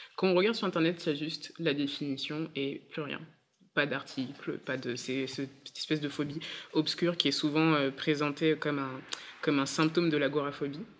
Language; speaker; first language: French; native; French